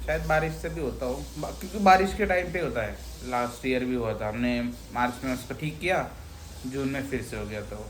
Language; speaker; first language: Hindi; non-native, local second language; Marathi